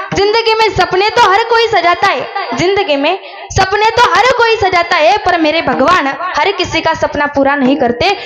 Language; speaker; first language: Hindi; non-native, local second language; Marathi